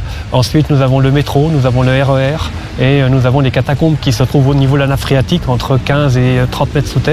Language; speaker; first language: French; native; French